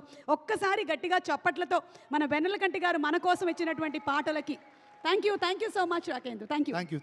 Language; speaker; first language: Telugu; native; Telugu